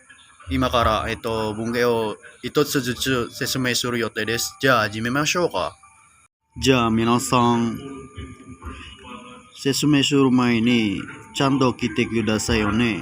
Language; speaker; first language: Japanese; non-native, learner; Indonesian